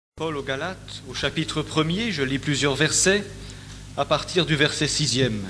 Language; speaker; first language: French; native; French